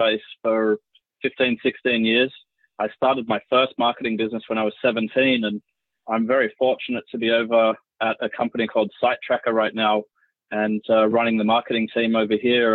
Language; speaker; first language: English; native; English